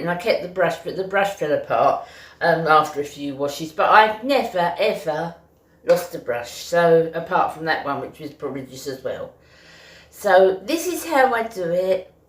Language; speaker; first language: English; native; English